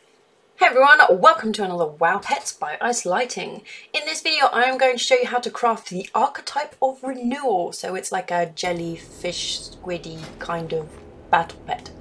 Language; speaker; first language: English; native; English